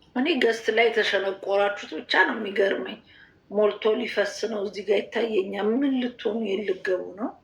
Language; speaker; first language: Amharic; native; Amharic